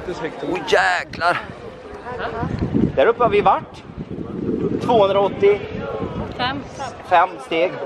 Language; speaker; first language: Swedish; native; Swedish